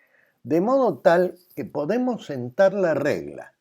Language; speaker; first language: Spanish; native; Spanish